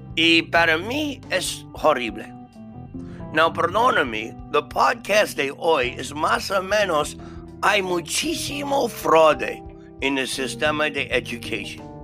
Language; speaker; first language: Spanish; non-native, learner; English